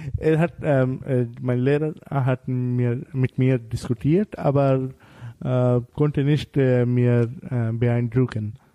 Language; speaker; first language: German; non-native, learner; Bangla